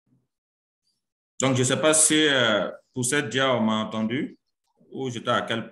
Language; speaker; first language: French; non-native, local second language; Mossi